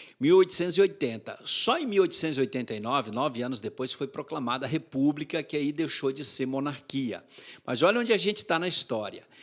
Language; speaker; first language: Portuguese; native; Portuguese